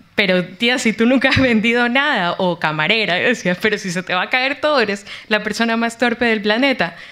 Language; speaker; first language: Spanish; native; Spanish